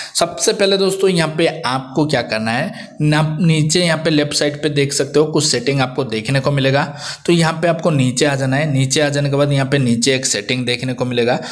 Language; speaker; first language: Hindi; native; Hindi